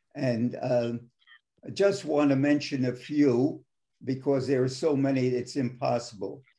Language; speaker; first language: English; native; English